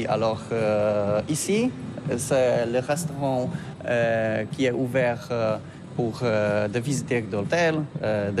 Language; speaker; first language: French; non-native, learner; Polish